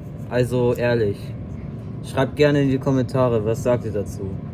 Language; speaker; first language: German; native; German